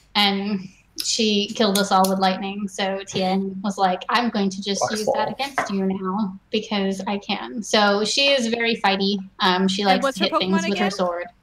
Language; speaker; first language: English; native; English